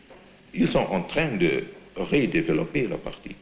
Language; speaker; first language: French; non-native, fluent; Indonesian